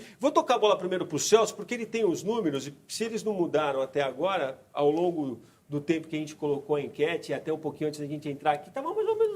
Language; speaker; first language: Portuguese; native; Portuguese